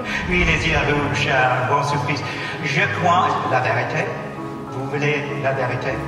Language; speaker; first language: French; non-native, learner; English